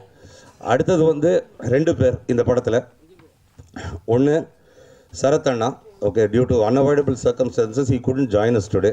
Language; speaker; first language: Tamil; native; Tamil